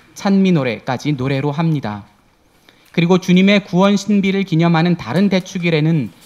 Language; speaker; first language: Korean; native; Korean